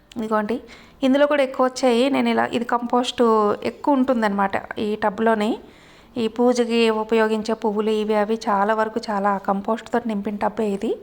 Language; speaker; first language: Telugu; native; Telugu